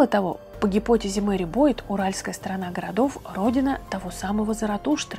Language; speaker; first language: Russian; native; Russian